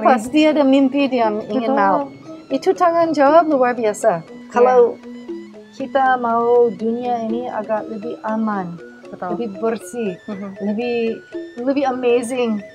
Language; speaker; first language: Indonesian; non-native, learner; English